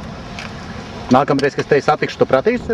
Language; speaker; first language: Latvian; native; Latvian